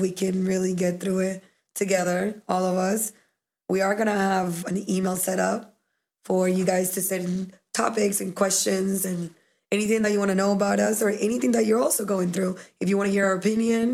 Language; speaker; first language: English; non-native, fluent; Spanish